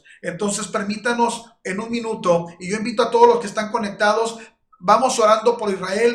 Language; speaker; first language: Spanish; native; Spanish